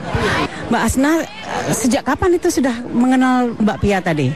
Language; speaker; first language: Indonesian; native; Indonesian